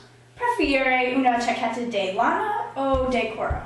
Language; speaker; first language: Spanish; non-native, learner; English